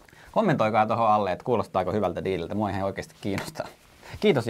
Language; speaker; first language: Finnish; native; Finnish